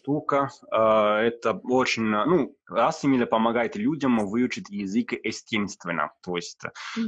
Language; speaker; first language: Russian; non-native, fluent; Italian